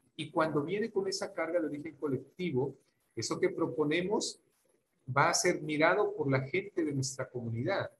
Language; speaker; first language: Spanish; non-native, local second language; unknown